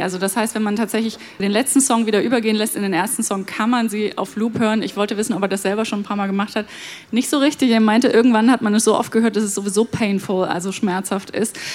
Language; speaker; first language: German; native; German